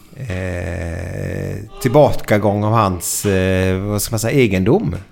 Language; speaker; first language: Swedish; native; Swedish